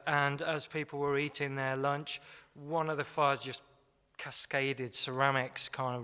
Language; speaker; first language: English; native; English